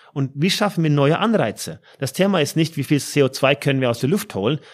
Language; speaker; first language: German; non-native, fluent; Norwegian